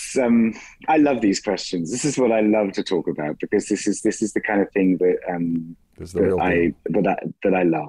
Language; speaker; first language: English; native; English